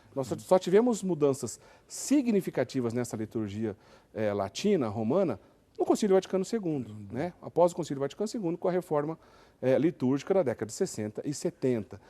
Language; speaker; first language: Portuguese; native; Portuguese